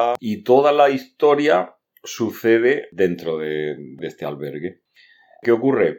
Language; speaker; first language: Spanish; native; Spanish